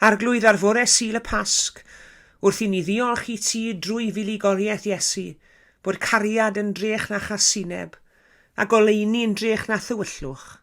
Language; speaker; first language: Welsh; native; Welsh